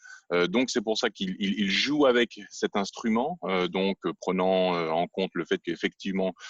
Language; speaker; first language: French; native; French